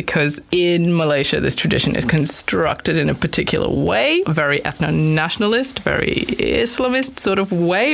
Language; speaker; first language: English; native; English